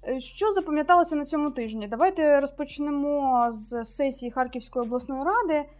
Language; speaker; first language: Ukrainian; native; Ukrainian